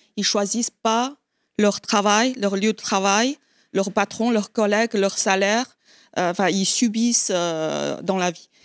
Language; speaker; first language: French; non-native, fluent; Chinese